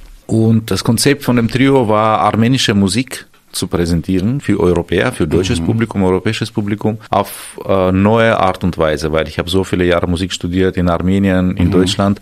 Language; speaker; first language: German; non-native, fluent; Armenian